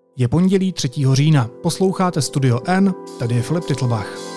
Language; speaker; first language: Czech; native; Czech